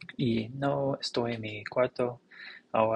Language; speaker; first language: Spanish; non-native, learner; English